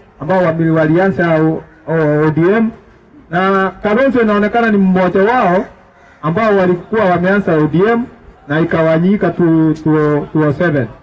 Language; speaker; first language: Swahili; native; Swahili